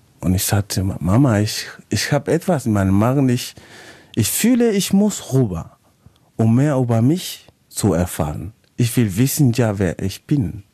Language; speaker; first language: German; non-native, fluent; Spanish